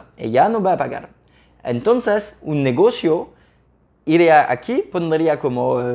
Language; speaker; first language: Spanish; non-native, fluent; French